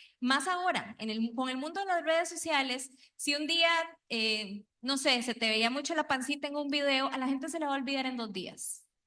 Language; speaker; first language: Spanish; non-native, local second language; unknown